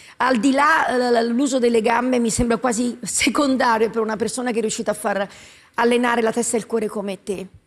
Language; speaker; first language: Italian; native; Italian